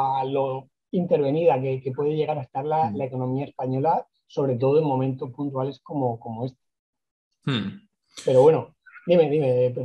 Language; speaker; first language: Spanish; native; Spanish